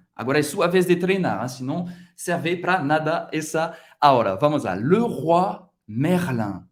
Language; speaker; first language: Portuguese; non-native, fluent; French